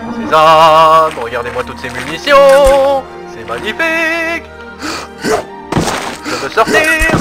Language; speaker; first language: French; native; French